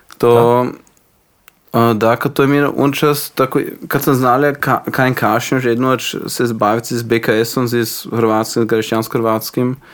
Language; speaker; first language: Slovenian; non-native, learner; Croatian